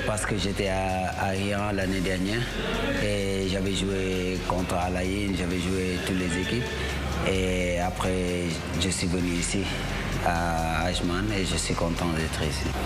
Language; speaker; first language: French; non-native, local second language; Wolof